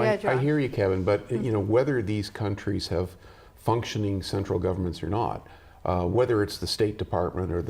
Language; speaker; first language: English; native; English